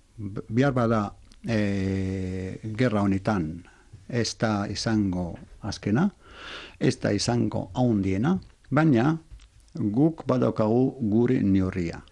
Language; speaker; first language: Basque; non-native, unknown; Arabic